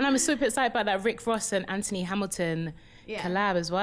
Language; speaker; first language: English; native; English